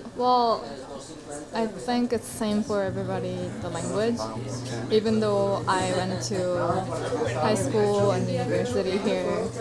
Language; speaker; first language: English; non-native, fluent; Korean